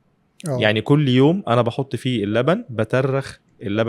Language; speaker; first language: Arabic; native; Arabic